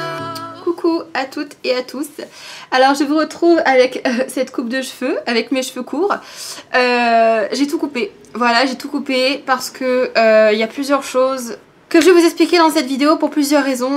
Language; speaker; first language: French; native; French